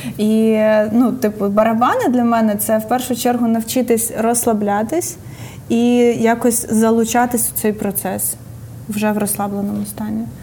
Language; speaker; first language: Ukrainian; native; Ukrainian